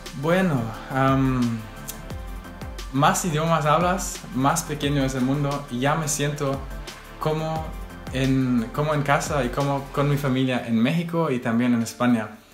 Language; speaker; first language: Spanish; non-native, fluent; German